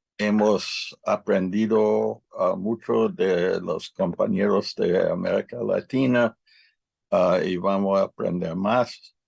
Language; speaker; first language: Spanish; non-native, learner; English